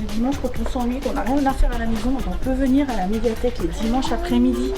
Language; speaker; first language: French; native; French